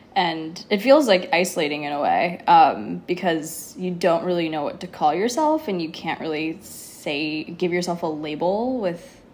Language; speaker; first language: English; native; English